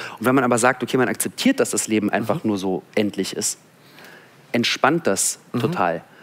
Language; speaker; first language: German; early bilingual, other home language; Russian